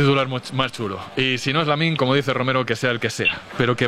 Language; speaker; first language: Spanish; native; Spanish